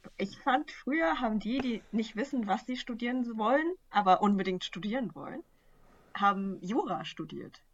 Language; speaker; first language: German; early bilingual, other home language; Vietnamese